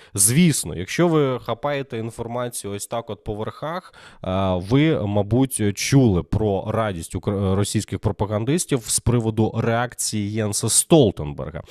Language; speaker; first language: Ukrainian; native; Ukrainian